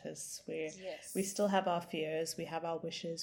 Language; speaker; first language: English; non-native, local second language; Tswana